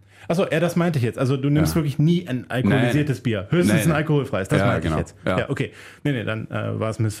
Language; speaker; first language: German; native; German